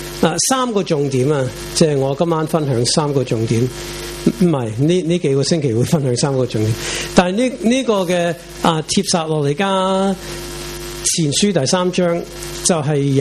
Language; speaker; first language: Chinese; non-native, local second language; Cantonese